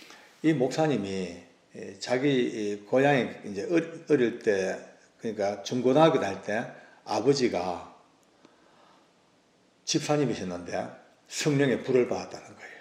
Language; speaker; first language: Korean; native; Korean